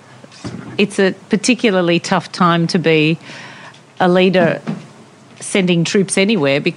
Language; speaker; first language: English; non-native, local second language; Italian